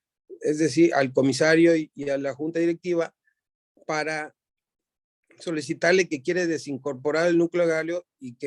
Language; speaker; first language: Spanish; native; Spanish